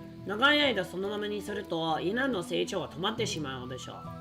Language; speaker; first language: Japanese; native; Japanese